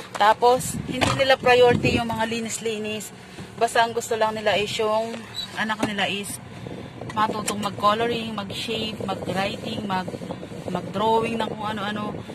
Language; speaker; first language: Filipino; native; Filipino